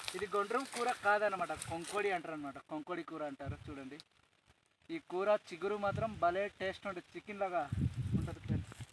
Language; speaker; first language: Telugu; non-native, local second language; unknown